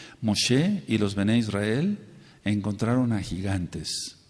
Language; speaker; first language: Spanish; native; Spanish